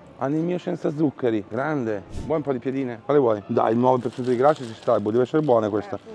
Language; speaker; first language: Italian; native; Italian